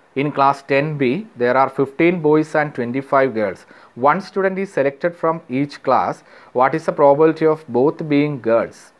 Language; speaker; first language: English; non-native, local second language; Malayalam